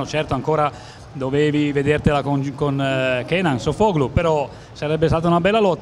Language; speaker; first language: Italian; native; Italian